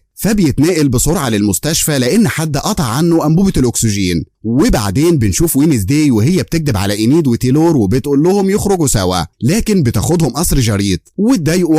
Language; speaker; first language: Arabic; native; Arabic